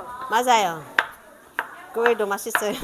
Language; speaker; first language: Korean; non-native, learner; Filipino